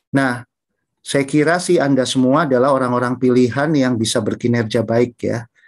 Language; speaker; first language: Indonesian; native; Indonesian